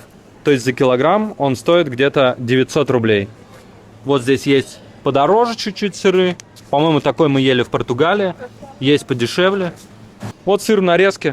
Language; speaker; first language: Russian; native; Russian